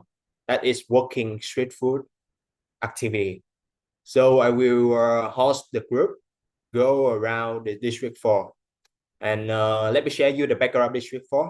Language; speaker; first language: English; non-native, fluent; Vietnamese